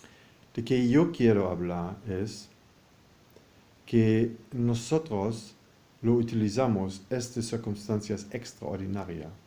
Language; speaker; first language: Spanish; non-native, fluent; German